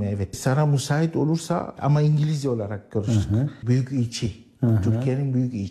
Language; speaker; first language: Turkish; non-native, learner; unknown